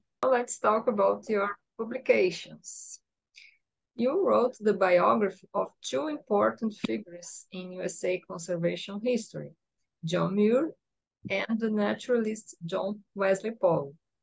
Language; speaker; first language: English; non-native, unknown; Portuguese